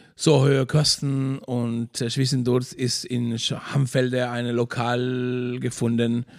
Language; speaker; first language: German; non-native, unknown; Spanish